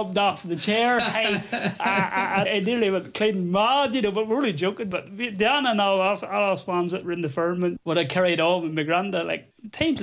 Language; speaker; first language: English; native; English